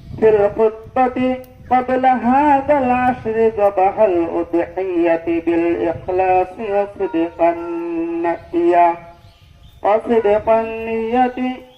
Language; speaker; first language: Arabic; non-native, fluent; Bangla